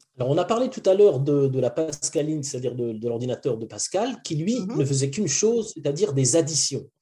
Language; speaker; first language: French; non-native, local second language; Arabic